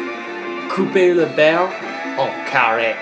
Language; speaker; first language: French; non-native, learner; English